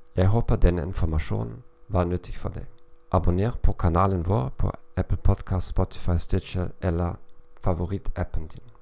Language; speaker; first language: Norwegian; non-native, learner; German